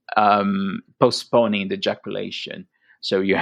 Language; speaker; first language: English; non-native, fluent; Portuguese